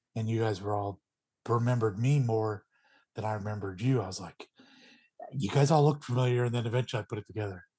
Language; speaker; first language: English; native; English